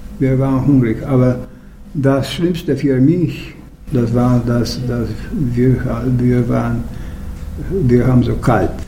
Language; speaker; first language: German; non-native, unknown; Polish